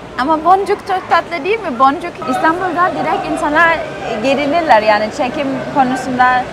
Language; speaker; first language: Turkish; non-native, fluent; German